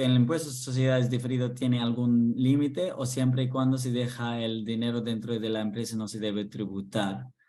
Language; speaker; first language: Spanish; non-native, fluent; English